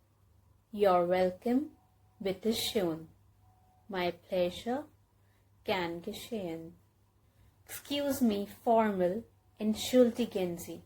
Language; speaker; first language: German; non-native, learner; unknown